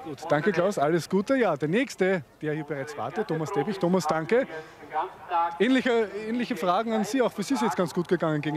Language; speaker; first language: German; native; German